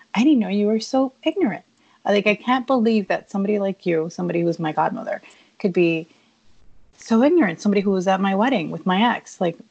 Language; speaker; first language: English; early bilingual, other home language; Spanish